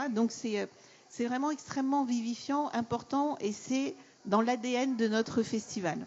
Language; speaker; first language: French; native; French